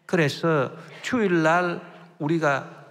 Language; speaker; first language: Korean; native; Korean